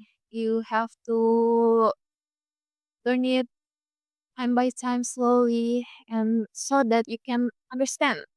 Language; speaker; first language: English; non-native, fluent; Indonesian